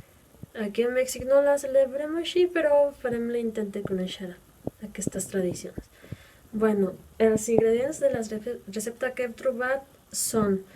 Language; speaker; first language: Catalan; non-native, fluent; Spanish